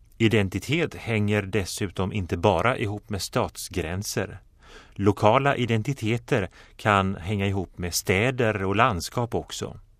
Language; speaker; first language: Swedish; native; Swedish